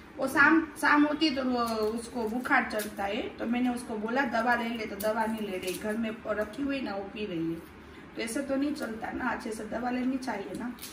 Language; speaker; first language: Hindi; native; Hindi